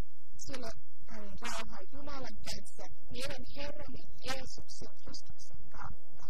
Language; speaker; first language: Finnish; early bilingual, heritage; Finnish